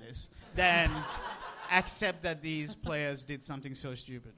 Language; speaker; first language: English; non-native, local second language; Sinhala